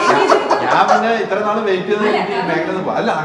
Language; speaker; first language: Malayalam; native; Malayalam